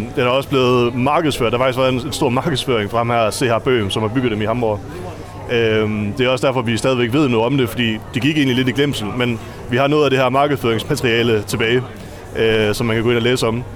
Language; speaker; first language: Danish; native; Danish